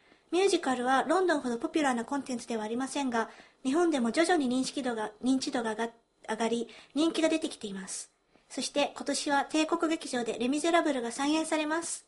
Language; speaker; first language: Japanese; early bilingual, heritage; Japanese